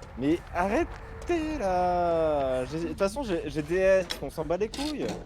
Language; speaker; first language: French; native; French